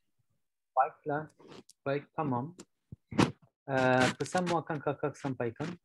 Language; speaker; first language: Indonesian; non-native, learner; Turkish